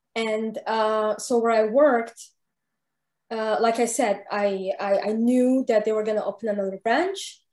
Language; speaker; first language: English; non-native, fluent; Arabic